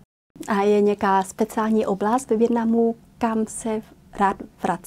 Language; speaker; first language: Czech; non-native, fluent; Vietnamese